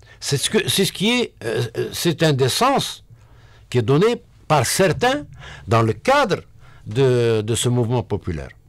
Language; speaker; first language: French; non-native, local second language; Arabic